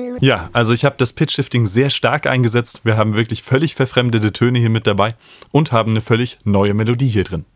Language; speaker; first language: German; native; German